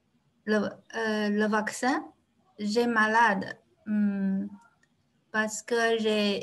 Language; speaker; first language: French; non-native, learner; Chinese